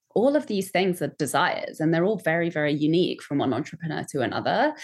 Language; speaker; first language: English; native; English